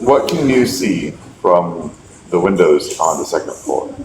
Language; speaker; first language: English; native; English